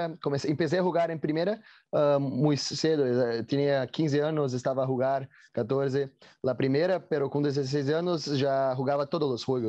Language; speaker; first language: Spanish; non-native, learner; Portuguese